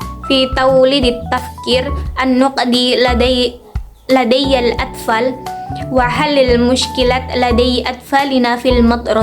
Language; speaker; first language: Arabic; non-native, learner; Indonesian